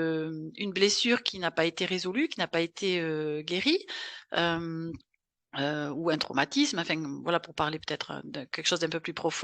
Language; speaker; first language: French; native; French